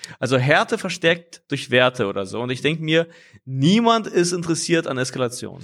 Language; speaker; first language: German; non-native, fluent; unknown